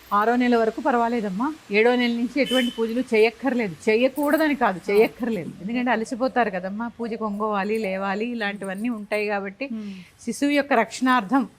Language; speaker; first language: Telugu; native; Telugu